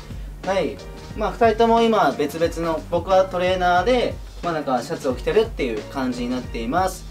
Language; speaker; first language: Japanese; native; Japanese